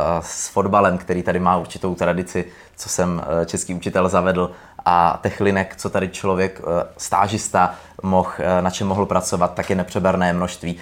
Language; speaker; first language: Czech; native; Czech